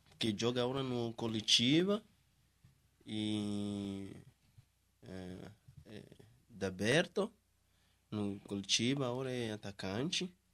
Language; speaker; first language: Portuguese; non-native, learner; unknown